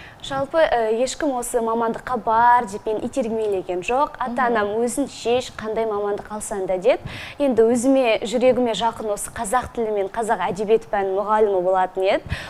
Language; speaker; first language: Kazakh; non-native, local second language; Russian